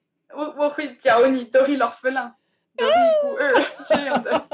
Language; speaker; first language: Chinese; non-native, learner; French